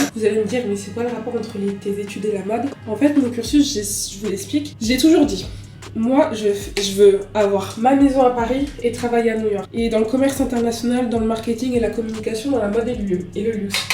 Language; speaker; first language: French; native; French